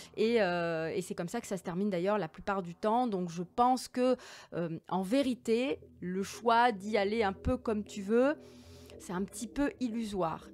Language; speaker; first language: French; native; French